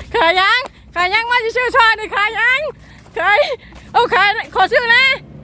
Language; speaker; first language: Thai; native; Thai